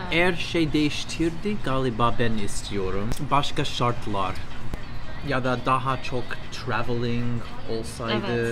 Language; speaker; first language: Turkish; non-native, learner; English